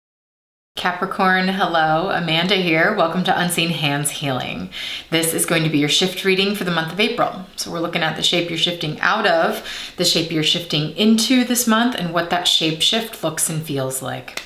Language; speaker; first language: English; native; English